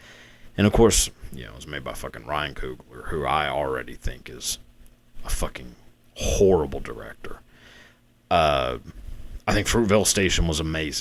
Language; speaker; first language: English; native; English